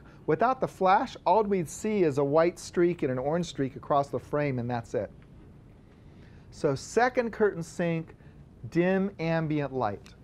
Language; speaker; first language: English; native; English